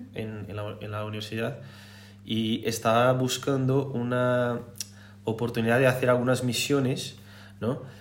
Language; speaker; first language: Spanish; non-native, fluent; Portuguese